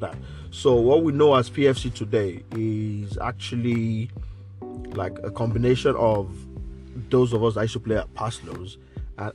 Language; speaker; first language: English; non-native, local second language; Yoruba